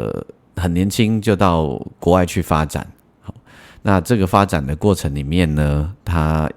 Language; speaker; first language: Chinese; native; Chinese